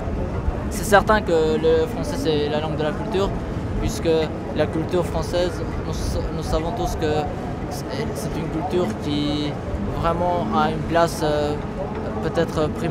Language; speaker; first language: French; non-native, fluent; Albanian